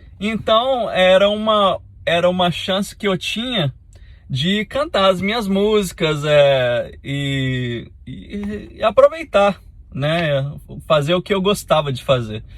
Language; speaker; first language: Portuguese; native; Portuguese